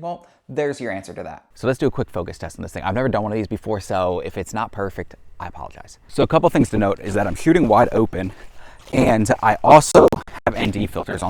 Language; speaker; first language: English; native; English